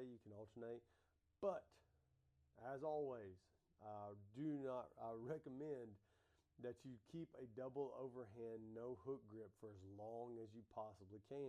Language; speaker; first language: English; native; English